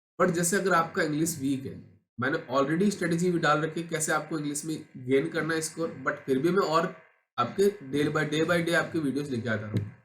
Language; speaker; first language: Hindi; native; Hindi